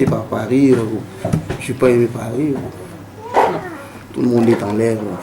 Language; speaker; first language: French; non-native, learner; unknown